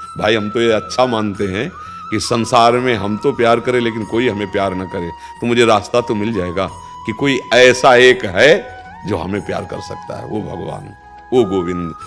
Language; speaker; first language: Hindi; native; Hindi